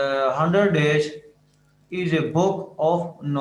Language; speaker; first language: English; non-native, learner; Urdu